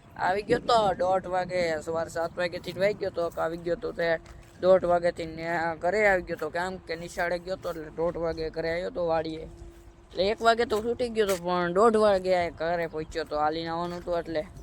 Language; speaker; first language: Gujarati; native; Gujarati